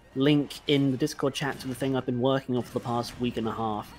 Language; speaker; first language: English; native; English